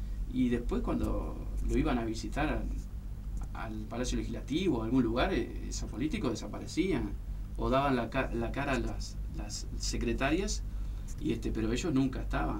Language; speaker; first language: Spanish; native; Spanish